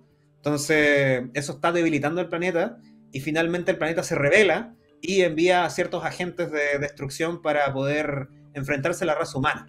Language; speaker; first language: Spanish; native; Spanish